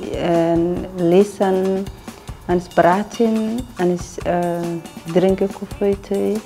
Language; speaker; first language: Dutch; non-native, learner; Somali